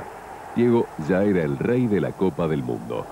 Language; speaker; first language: Spanish; native; Spanish